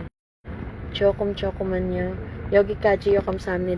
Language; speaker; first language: Korean; non-native, learner; Filipino